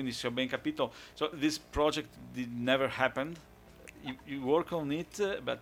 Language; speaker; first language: English; non-native, fluent; Italian